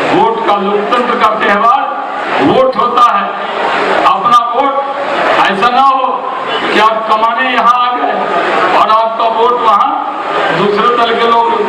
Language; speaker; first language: Hindi; native; Hindi